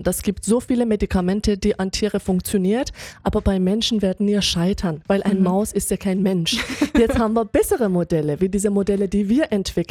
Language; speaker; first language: German; non-native, fluent; Persian